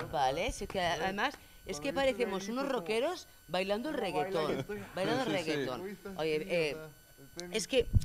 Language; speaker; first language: Spanish; non-native, local second language; Catalan